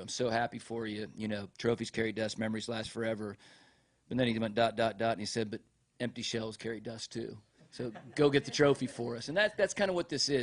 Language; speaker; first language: English; native; English